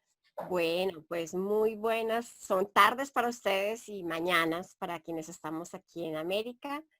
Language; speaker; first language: Spanish; native; Spanish